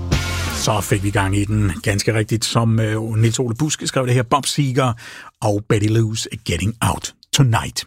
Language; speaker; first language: Danish; native; Danish